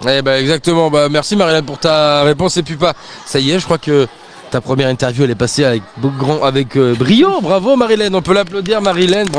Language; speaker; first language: French; native; French